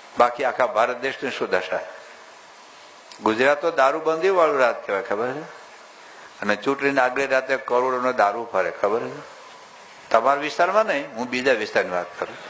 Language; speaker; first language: Gujarati; native; Gujarati